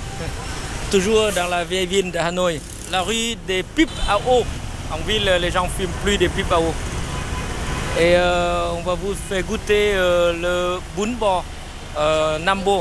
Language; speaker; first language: French; non-native, fluent; Vietnamese